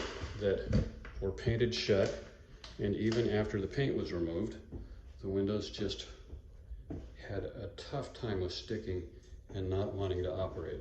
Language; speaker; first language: English; native; English